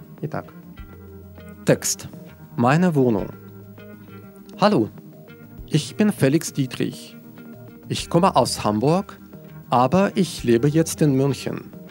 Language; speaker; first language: German; non-native, fluent; Russian